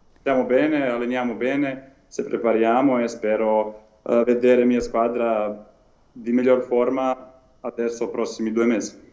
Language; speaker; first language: Italian; non-native, learner; Serbian